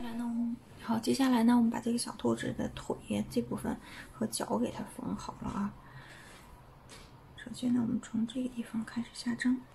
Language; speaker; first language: Chinese; native; Chinese